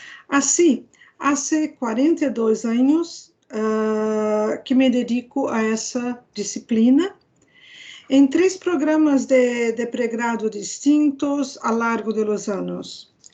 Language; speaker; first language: Spanish; non-native, fluent; Portuguese